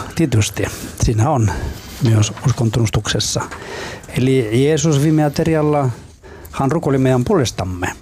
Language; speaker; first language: Finnish; non-native, fluent; Spanish